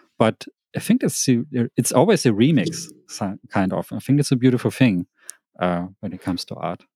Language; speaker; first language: English; non-native, fluent; German